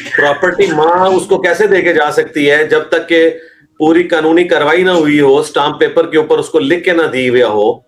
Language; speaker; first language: Urdu; non-native, local second language; Punjabi